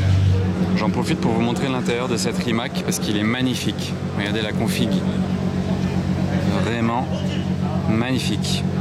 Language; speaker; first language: French; native; French